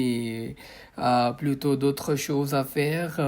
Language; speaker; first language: French; non-native, fluent; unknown